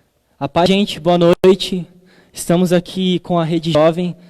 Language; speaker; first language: Portuguese; native; Portuguese